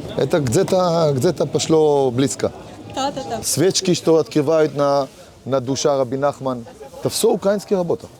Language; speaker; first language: Russian; early bilingual, heritage; Hebrew